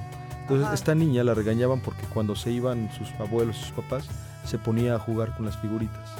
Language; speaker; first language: Spanish; native; Spanish